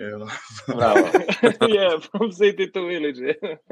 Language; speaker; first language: English; non-native, learner; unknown